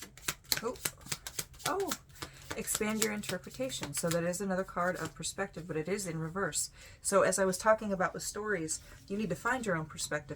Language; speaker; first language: English; native; English